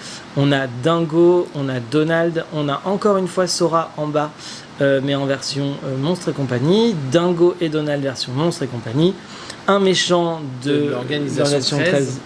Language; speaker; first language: French; native; French